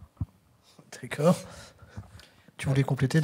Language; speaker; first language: French; native; French